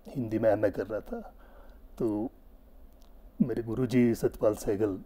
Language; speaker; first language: Hindi; non-native, local second language; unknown